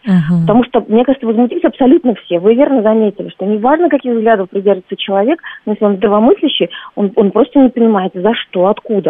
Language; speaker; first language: Russian; native; Russian